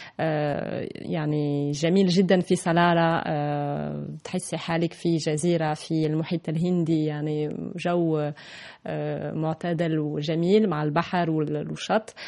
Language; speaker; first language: Arabic; non-native, fluent; French